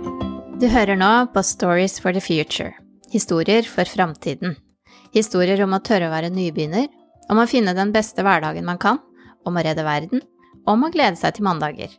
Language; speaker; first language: Norwegian; native; Norwegian